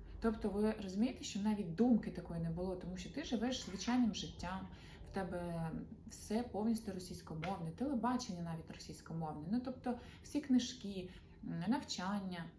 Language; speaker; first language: Ukrainian; non-native, local second language; Russian